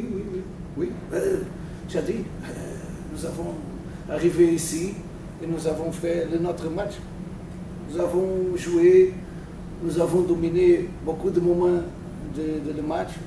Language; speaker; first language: French; non-native, learner; Portuguese